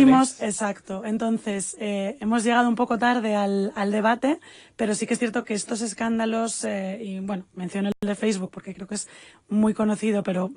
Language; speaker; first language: Spanish; native; Spanish